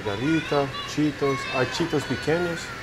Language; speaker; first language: Spanish; non-native, learner; English